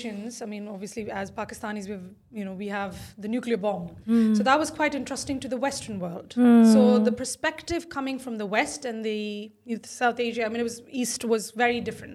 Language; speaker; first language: English; non-native, local second language; Urdu